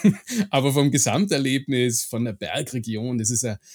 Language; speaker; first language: German; native; German